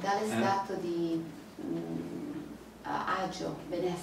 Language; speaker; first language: Italian; native; Italian